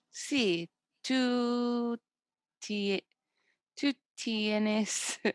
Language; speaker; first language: Spanish; non-native, learner; English